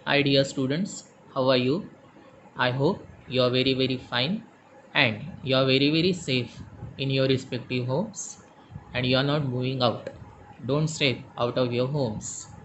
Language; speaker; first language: English; non-native, local second language; Marathi